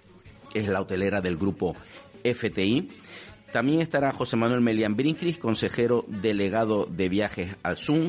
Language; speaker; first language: Spanish; native; Spanish